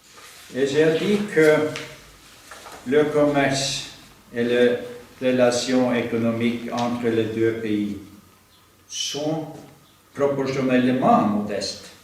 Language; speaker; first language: French; non-native, fluent; Norwegian